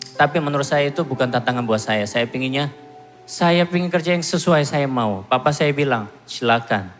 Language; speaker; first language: Indonesian; non-native, fluent; Korean